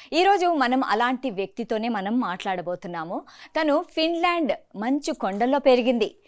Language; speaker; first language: Telugu; native; Telugu